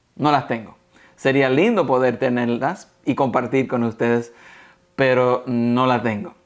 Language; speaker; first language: Spanish; early bilingual, heritage; Spanish